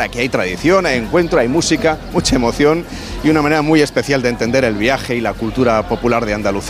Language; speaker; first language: Spanish; native; Spanish